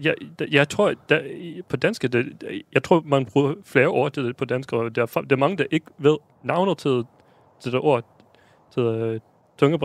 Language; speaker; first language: Danish; non-native, fluent; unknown